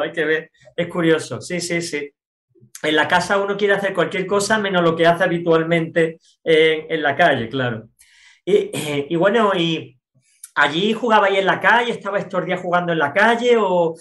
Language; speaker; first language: Spanish; native; Spanish